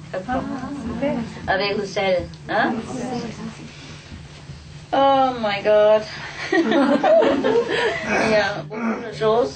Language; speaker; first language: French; non-native, learner; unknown